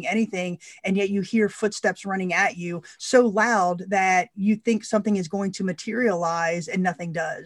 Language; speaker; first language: English; native; English